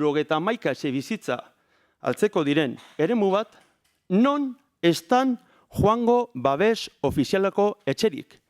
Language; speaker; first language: Basque; native; Basque